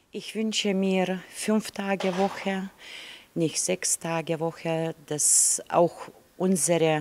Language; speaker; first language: German; non-native, fluent; Lithuanian